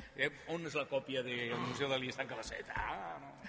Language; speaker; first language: Catalan; non-native, learner; Spanish